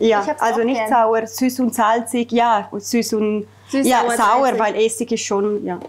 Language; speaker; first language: German; non-native, fluent; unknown